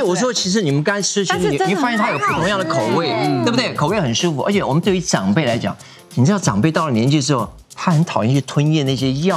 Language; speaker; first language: Chinese; native; Chinese